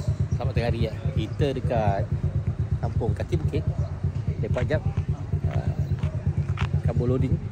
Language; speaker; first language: Malay; native; Malay